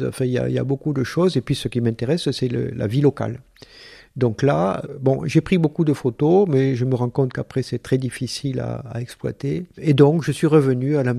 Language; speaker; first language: French; native; French